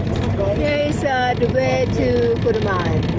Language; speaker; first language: English; non-native, learner; Thai